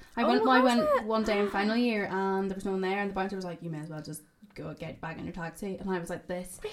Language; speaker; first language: English; native; English